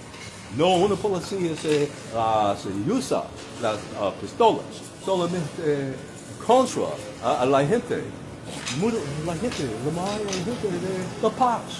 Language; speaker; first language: Spanish; non-native, learner; English